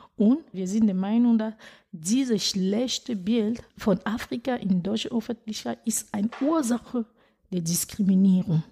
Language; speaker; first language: German; non-native, fluent; French